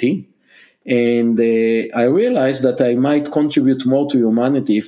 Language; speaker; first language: English; non-native, fluent; Hebrew